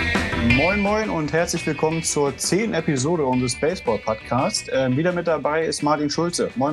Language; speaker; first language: German; native; German